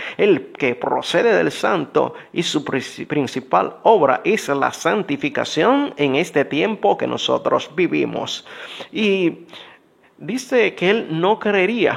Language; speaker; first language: Spanish; native; Spanish